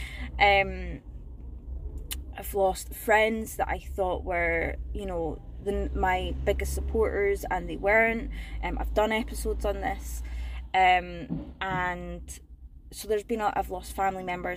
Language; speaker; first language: English; native; English